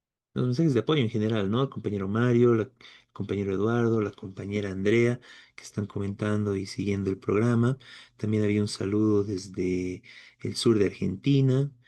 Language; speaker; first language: Spanish; native; Spanish